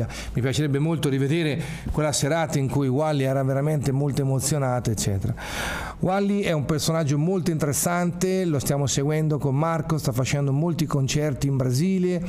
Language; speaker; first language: Italian; native; Italian